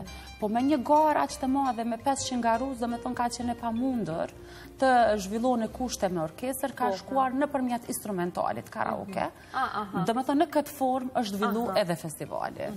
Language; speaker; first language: Albanian; native; Albanian